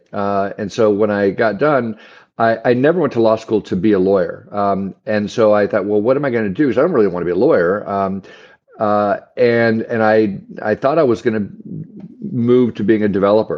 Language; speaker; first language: English; native; English